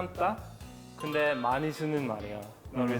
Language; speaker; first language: Korean; non-native, fluent; Norwegian